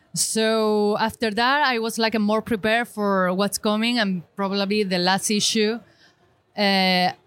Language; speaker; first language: English; non-native, learner; Spanish